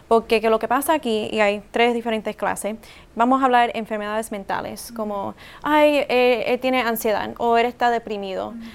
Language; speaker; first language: Spanish; early bilingual, heritage; English